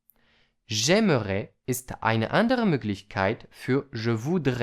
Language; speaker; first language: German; non-native, fluent; French